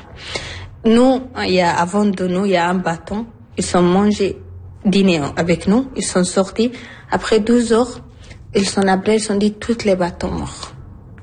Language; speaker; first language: French; non-native, learner; Arabic